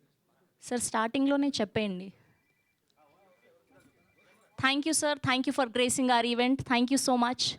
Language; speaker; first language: Telugu; native; Telugu